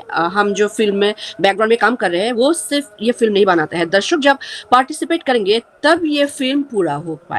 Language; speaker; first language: Hindi; non-native, learner; Bangla